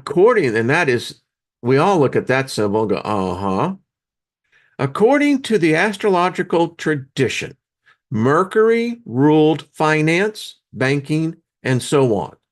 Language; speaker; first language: English; native; English